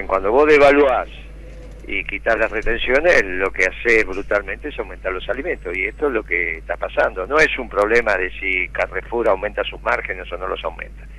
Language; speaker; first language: Spanish; native; Spanish